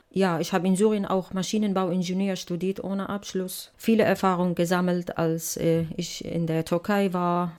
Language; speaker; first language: German; non-native, fluent; Arabic